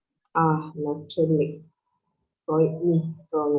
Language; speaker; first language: German; non-native, learner; Indonesian